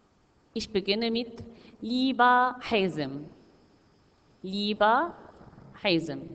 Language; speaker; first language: German; non-native, fluent; Arabic